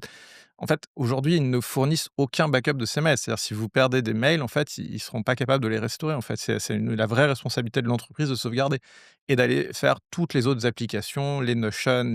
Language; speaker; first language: French; native; French